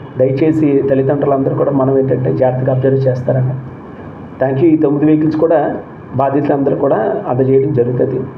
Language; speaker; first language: Telugu; native; Telugu